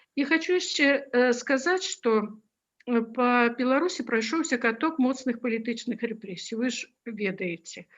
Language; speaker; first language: Belarusian; non-native, local second language; Russian